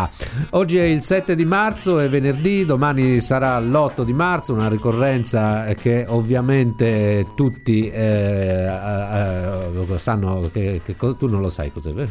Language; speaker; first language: Italian; native; Italian